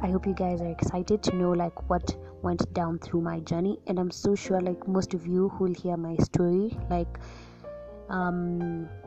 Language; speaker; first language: English; non-native, local second language; Swahili